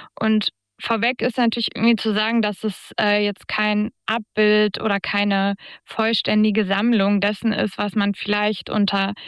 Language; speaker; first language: German; native; German